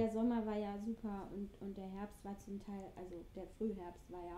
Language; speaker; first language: German; native; German